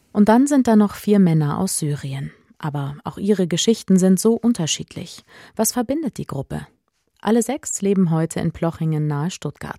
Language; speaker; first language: German; native; German